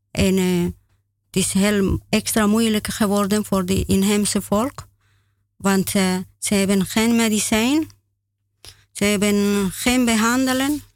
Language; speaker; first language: Dutch; non-native, learner; Spanish